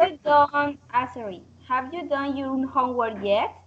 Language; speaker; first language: English; non-native, learner; Spanish